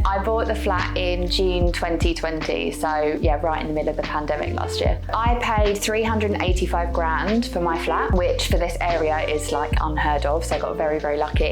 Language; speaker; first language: English; native; English